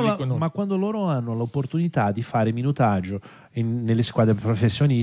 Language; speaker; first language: Italian; non-native, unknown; Portuguese